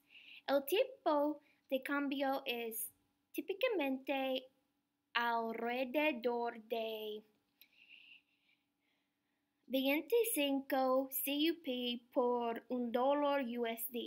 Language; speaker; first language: Spanish; non-native, learner; English